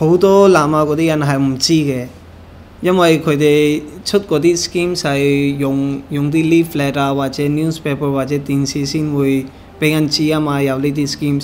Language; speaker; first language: Cantonese; early bilingual, other home language; Urdu